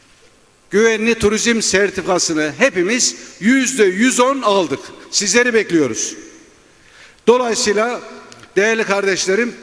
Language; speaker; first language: Turkish; native; Turkish